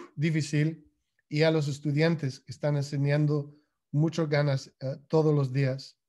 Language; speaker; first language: Spanish; non-native, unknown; English